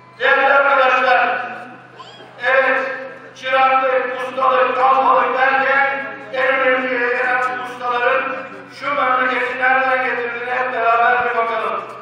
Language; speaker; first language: Turkish; native; Turkish